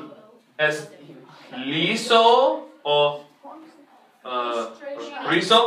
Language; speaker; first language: Spanish; non-native, fluent; English